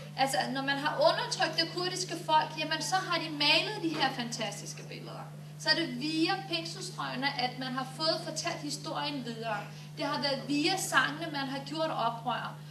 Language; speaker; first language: Danish; early bilingual, other home language; Turkish